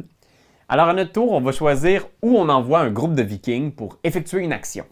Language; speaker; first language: French; native; French